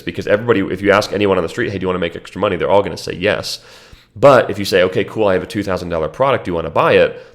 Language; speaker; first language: English; native; English